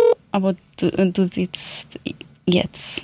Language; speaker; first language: German; non-native, learner; Persian